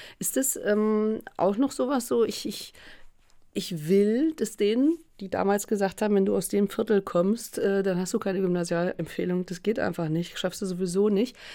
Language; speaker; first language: German; native; German